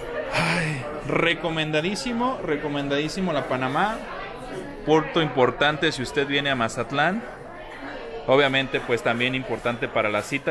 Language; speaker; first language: Spanish; native; Spanish